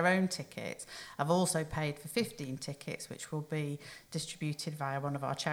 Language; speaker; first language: English; native; English